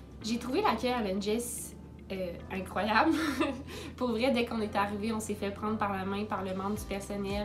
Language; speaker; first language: French; native; French